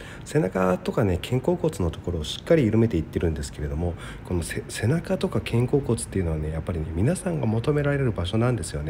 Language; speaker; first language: Japanese; native; Japanese